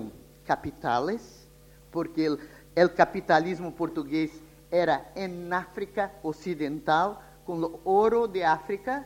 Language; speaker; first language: Spanish; non-native, fluent; Portuguese